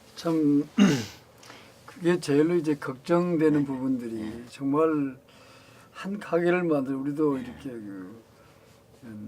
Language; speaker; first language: Korean; native; Korean